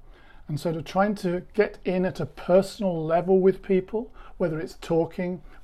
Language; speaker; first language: English; native; English